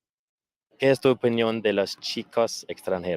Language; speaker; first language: Spanish; non-native, learner; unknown